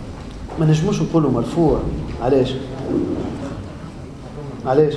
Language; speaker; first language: Arabic; native; Arabic